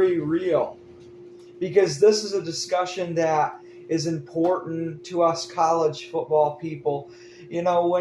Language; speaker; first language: English; native; English